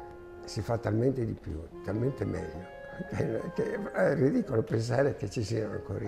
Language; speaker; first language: Italian; native; Italian